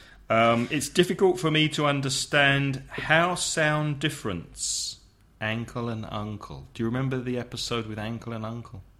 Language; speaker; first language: English; native; English